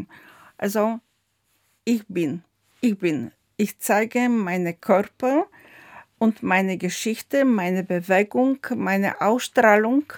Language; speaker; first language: German; non-native, fluent; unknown